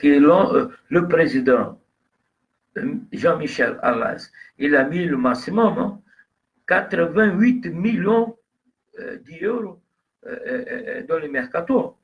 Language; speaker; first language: French; non-native, fluent; Portuguese